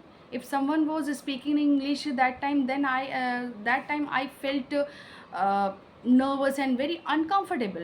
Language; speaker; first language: English; non-native, local second language; Hindi